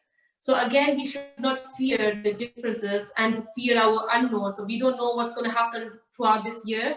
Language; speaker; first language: English; early bilingual, other home language; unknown